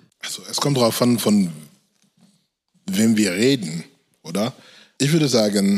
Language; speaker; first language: German; non-native, fluent; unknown